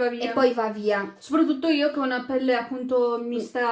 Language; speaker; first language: Italian; early bilingual, other home language; Arabic